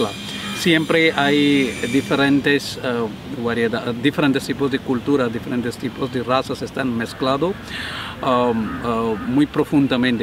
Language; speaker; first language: Spanish; non-native, learner; Malayalam